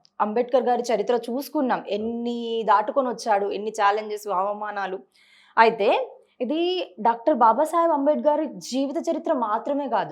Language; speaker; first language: Telugu; early bilingual, heritage; Telugu